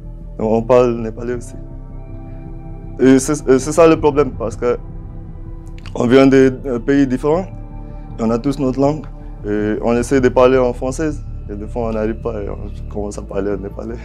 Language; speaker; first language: French; non-native, fluent; Nepali